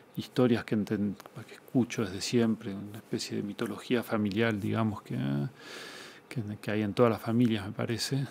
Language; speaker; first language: Spanish; native; Spanish